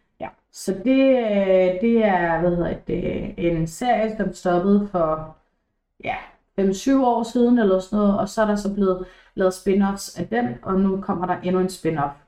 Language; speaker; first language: Danish; early bilingual, other home language; English